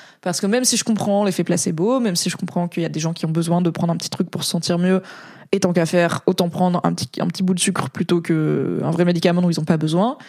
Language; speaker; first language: French; native; French